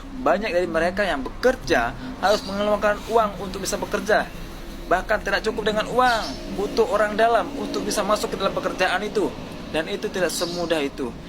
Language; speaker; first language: Indonesian; native; Indonesian